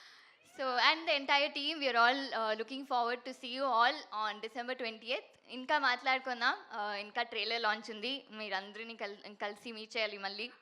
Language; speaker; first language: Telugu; non-native, learner; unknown